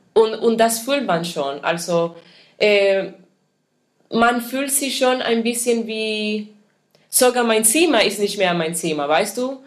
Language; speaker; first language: German; non-native, fluent; Spanish